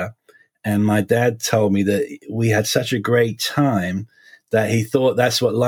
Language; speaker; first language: English; native; English